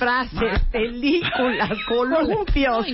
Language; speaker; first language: Spanish; native; Spanish